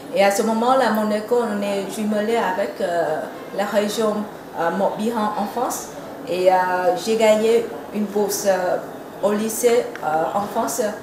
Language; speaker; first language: French; non-native, fluent; Vietnamese